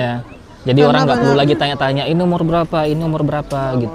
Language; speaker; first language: Indonesian; native; Indonesian